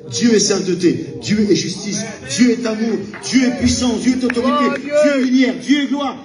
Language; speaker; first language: French; native; French